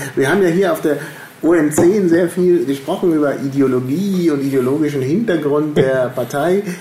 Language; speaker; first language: German; native; German